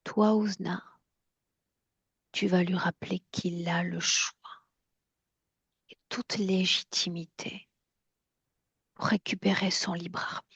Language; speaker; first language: French; native; French